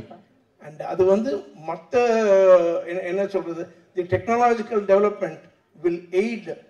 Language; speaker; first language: Tamil; native; Tamil